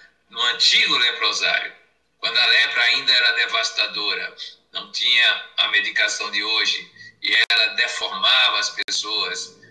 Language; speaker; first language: Portuguese; native; Portuguese